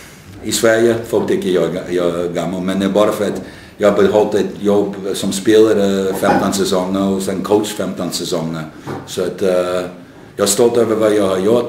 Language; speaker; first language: Swedish; non-native, fluent; English